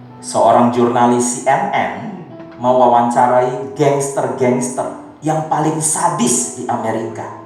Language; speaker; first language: Indonesian; native; Indonesian